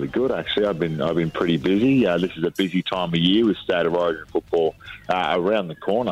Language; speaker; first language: English; native; English